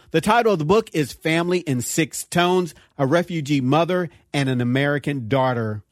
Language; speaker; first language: English; native; English